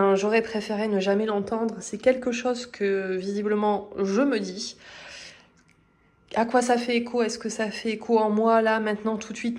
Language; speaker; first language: French; native; French